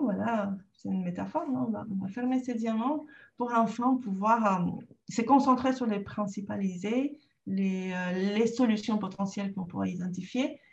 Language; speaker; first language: French; non-native, fluent; Spanish